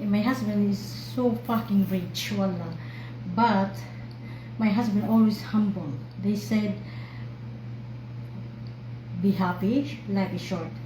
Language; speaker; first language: English; non-native, learner; Filipino